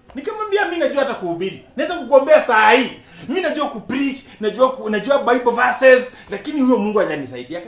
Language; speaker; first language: Swahili; non-native, local second language; Gusii